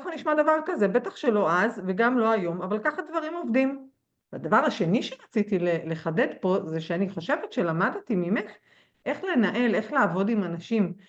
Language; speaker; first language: Hebrew; native; Hebrew